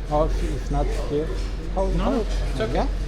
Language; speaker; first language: English; non-native, learner; Romanian